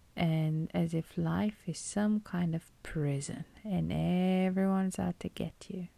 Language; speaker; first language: English; non-native, fluent; Romanian